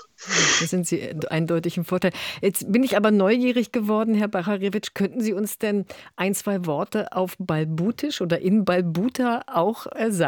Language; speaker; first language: German; native; German